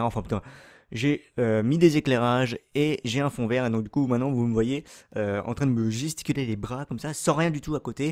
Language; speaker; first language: French; native; French